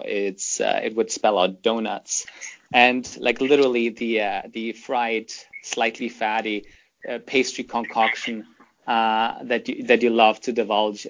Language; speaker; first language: English; non-native, fluent; German